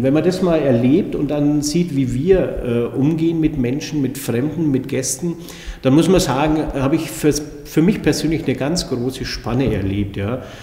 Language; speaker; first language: German; native; German